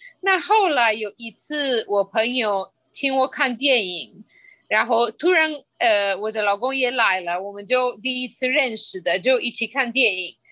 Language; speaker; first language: Chinese; non-native, fluent; Spanish